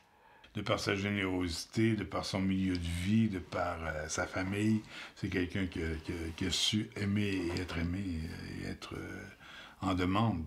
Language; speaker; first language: French; native; French